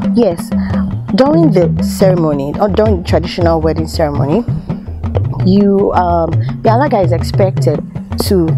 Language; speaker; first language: English; non-native, local second language; Yoruba